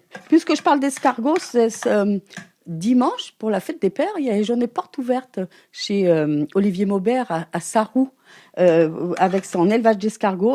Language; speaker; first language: French; native; French